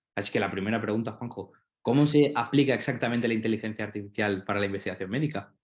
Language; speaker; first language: Spanish; native; Spanish